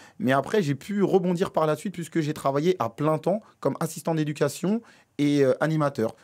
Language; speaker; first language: French; native; French